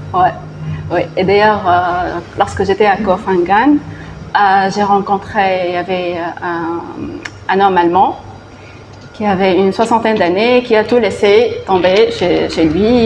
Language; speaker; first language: French; non-native, local second language; Arabic